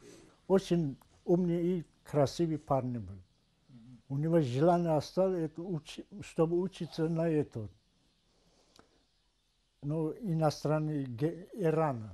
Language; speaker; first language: Russian; non-native, local second language; Tajik